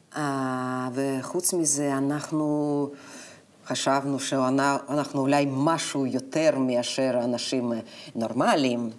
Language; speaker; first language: Hebrew; non-native, fluent; Russian